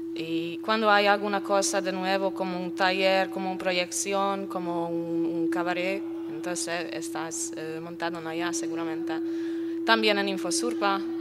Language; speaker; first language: Spanish; non-native, learner; Hungarian